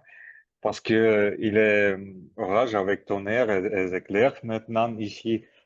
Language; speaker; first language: French; non-native, learner; Armenian